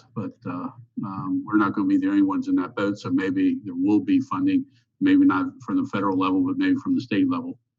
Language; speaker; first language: English; native; English